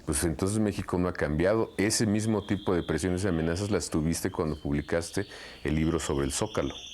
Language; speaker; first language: Spanish; native; Spanish